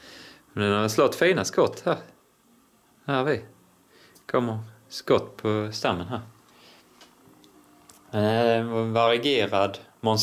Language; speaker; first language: Swedish; native; Swedish